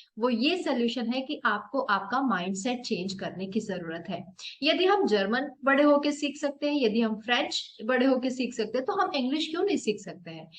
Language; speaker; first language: Hindi; native; Hindi